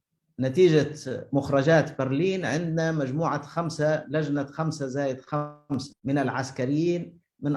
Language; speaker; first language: Arabic; native; Arabic